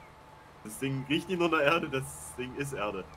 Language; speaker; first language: German; native; German